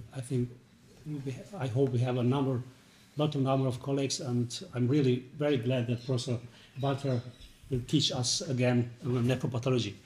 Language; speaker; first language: English; non-native, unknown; Albanian